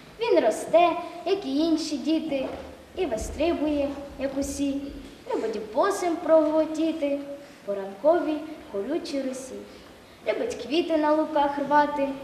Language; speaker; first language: Ukrainian; native; Ukrainian